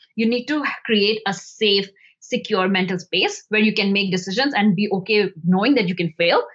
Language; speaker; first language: English; non-native, local second language; Hindi